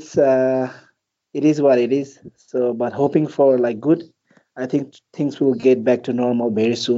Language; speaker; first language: English; non-native, local second language; Nepali